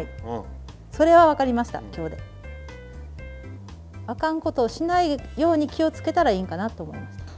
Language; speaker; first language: Japanese; native; Japanese